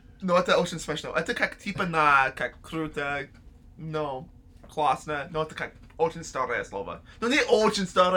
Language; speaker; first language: Russian; non-native, learner; English